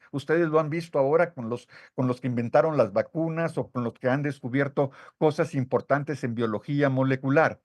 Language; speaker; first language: Spanish; native; Spanish